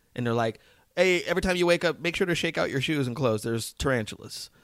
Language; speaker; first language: English; native; English